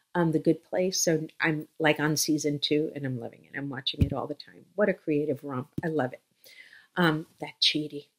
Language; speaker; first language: English; native; English